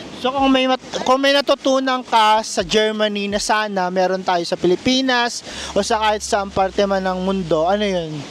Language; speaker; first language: Filipino; native; Filipino